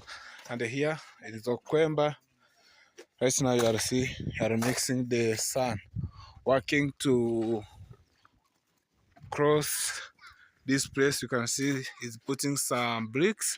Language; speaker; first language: English; non-native, learner; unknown